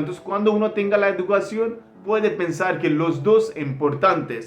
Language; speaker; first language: Spanish; non-native, learner; Hindi